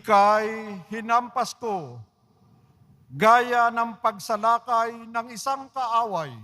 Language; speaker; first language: Filipino; native; Filipino